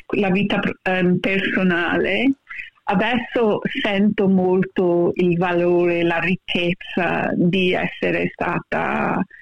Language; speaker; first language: Italian; early bilingual, heritage; Italian